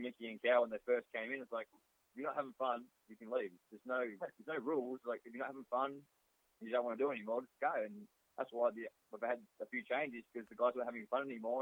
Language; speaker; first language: English; native; English